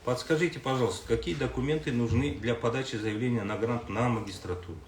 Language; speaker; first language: Russian; non-native, local second language; Kazakh